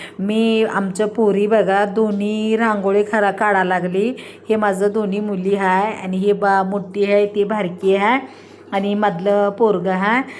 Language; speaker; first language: Marathi; non-native, local second language; Kannada